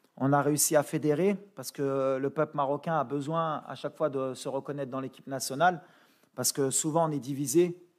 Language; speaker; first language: French; early bilingual, other home language; Arabic